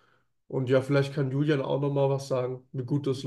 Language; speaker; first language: German; native; German